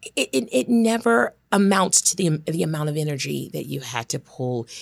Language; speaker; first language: English; native; English